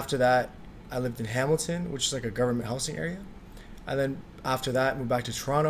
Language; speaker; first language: English; early bilingual, other home language; Vietnamese